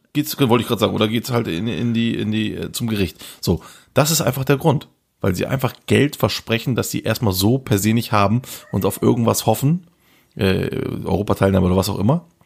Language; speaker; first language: German; early bilingual, other home language; Turkish